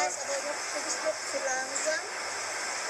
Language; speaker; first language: German; non-native, fluent; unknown